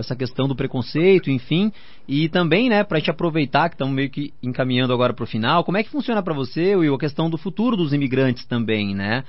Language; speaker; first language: Portuguese; native; Portuguese